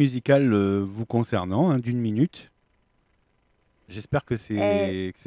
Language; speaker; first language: French; native; French